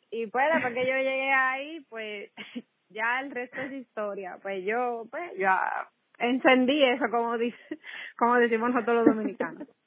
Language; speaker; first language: Spanish; native; Spanish